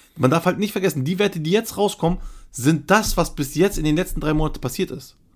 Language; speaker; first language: German; early bilingual, other home language; Turkish